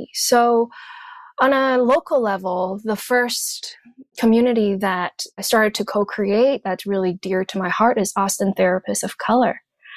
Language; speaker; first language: English; non-native, local second language; Cantonese